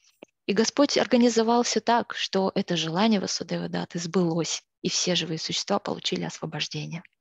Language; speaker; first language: Russian; native; Russian